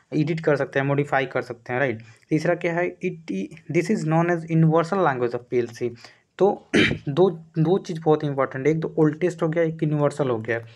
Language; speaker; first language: Hindi; native; Hindi